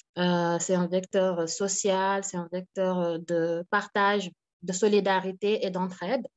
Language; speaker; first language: French; non-native, local second language; Wolof